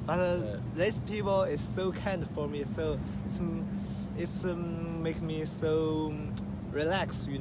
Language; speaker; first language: English; non-native, learner; Chinese